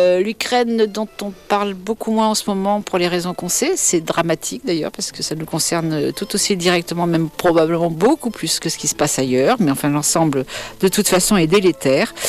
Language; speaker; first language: French; native; French